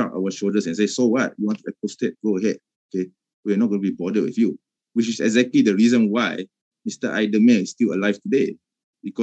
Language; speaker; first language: English; non-native, local second language; Malay